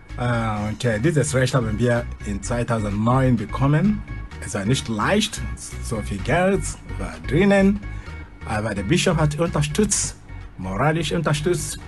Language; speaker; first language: German; non-native, fluent; Igbo